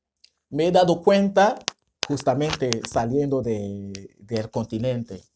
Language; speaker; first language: Spanish; non-native, fluent; French